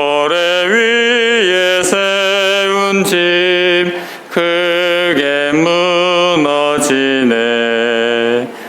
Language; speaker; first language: Korean; native; Korean